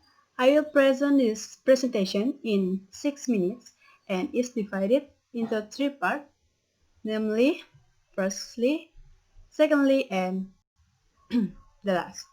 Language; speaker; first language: English; non-native, learner; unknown